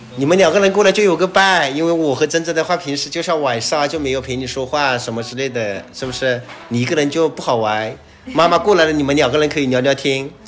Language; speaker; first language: Chinese; native; Chinese